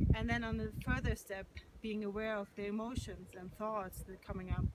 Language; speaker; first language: English; non-native, fluent; German